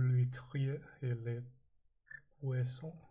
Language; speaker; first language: French; non-native, learner; English